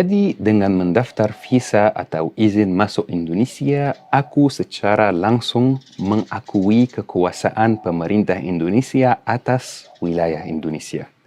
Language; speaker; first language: Indonesian; non-native, fluent; Arabic